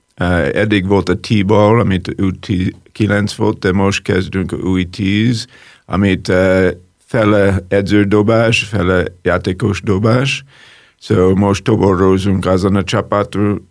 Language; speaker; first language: Hungarian; non-native, learner; English